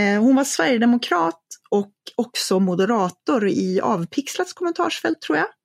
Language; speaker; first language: Swedish; native; Swedish